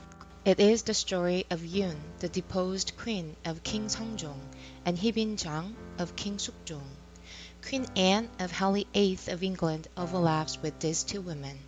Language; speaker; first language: English; non-native, fluent; Korean